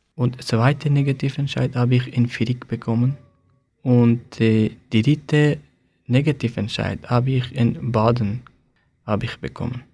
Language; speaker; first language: German; non-native, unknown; Persian